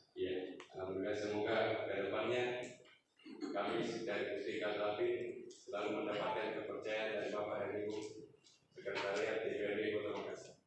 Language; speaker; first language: Indonesian; native; Indonesian